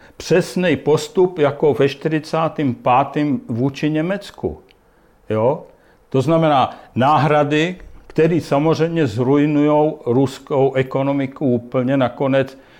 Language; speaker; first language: Czech; native; Czech